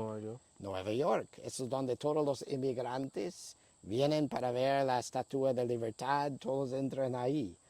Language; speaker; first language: Spanish; non-native, fluent; English